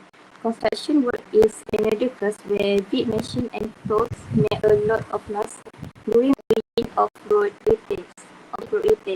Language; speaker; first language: English; non-native, local second language; Malay